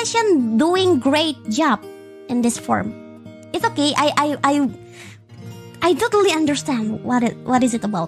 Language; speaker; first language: English; non-native, fluent; Indonesian